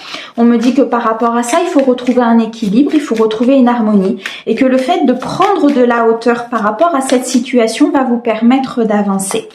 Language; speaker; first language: French; native; French